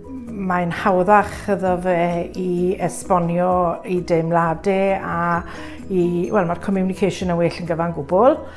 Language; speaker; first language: Welsh; native; Welsh